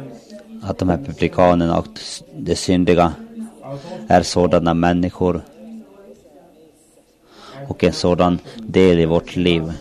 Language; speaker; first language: Swedish; non-native, local second language; Finnish